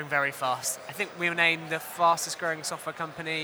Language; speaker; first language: English; native; English